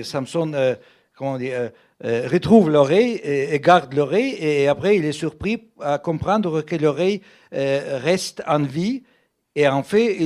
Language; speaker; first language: French; non-native, fluent; Russian